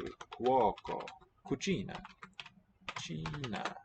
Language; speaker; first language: Italian; non-native, learner; English